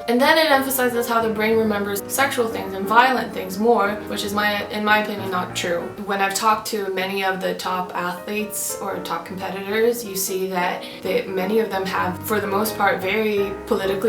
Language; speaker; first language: English; non-native, fluent; Swedish